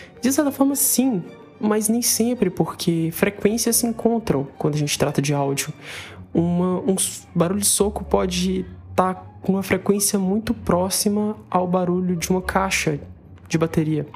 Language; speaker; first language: Portuguese; native; Portuguese